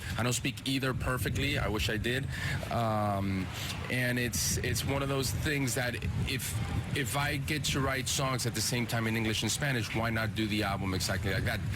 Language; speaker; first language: English; early bilingual, other home language; Spanish